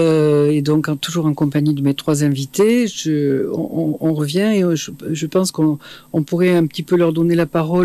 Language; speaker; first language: French; native; French